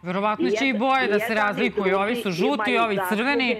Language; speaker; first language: Serbian; native; Serbian